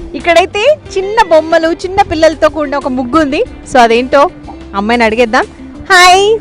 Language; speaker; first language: Telugu; native; Telugu